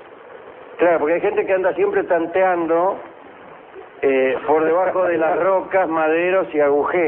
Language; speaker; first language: Spanish; native; Spanish